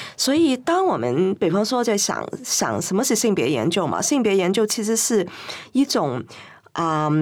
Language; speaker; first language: Chinese; non-native, fluent; Cantonese